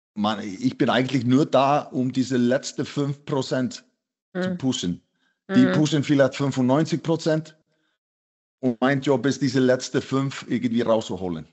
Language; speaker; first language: German; non-native, fluent; Icelandic